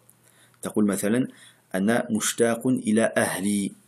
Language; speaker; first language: Arabic; non-native, fluent; French